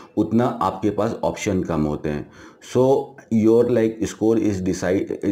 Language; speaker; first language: Hindi; native; Hindi